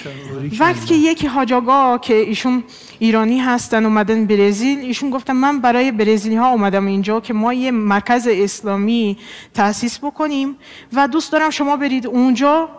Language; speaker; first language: Persian; non-native, fluent; Portuguese